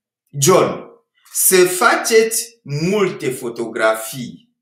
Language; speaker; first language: Romanian; non-native, fluent; French